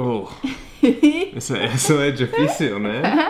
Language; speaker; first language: Portuguese; non-native, fluent; English